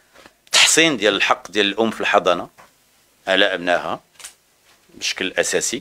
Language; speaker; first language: Arabic; native; Arabic